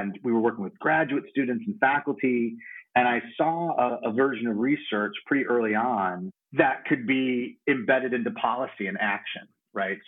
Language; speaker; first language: English; native; English